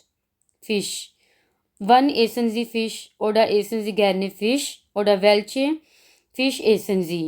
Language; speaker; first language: German; non-native, learner; Urdu